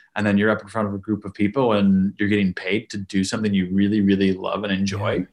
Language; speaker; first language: English; native; English